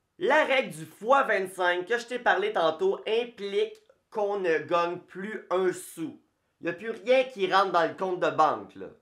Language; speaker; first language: French; native; French